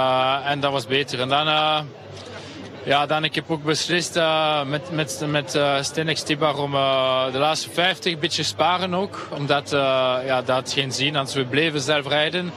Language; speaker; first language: Dutch; non-native, local second language; French